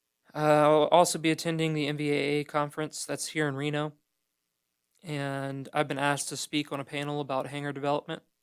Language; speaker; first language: English; native; English